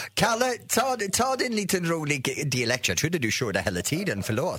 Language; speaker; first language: Swedish; non-native, fluent; English